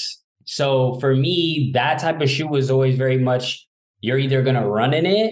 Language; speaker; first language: English; native; English